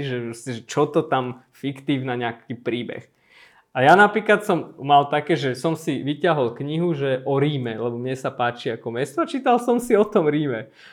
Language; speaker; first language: Slovak; early bilingual, other home language; Armenian